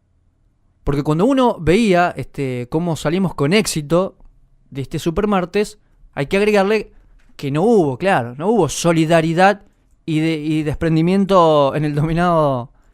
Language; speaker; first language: Spanish; native; Spanish